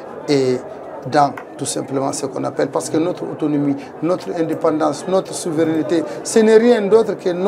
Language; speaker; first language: French; non-native, local second language; Tamasheq